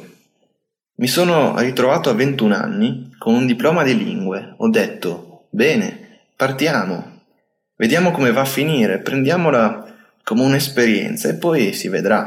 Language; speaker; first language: Italian; native; Italian